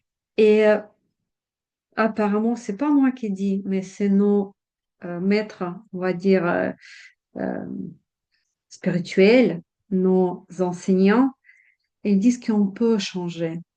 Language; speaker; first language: French; non-native, fluent; Russian